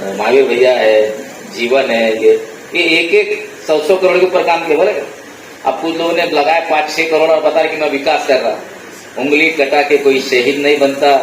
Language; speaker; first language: Hindi; non-native, local second language; Marathi